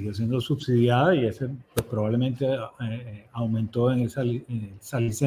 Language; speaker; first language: Spanish; native; Spanish